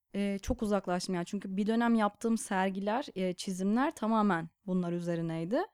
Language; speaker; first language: Turkish; native; Turkish